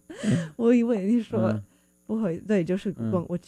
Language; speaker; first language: Chinese; non-native, fluent; English